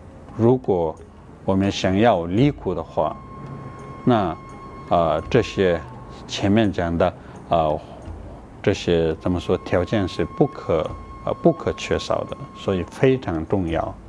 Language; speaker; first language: Chinese; non-native, fluent; Tibetan